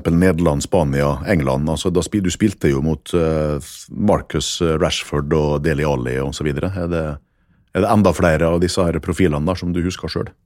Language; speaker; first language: Norwegian; native; Norwegian